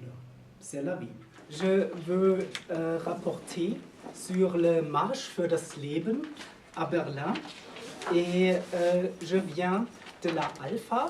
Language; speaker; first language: French; non-native, learner; German